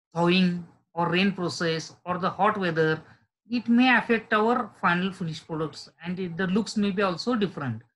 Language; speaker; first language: English; non-native, local second language; Marathi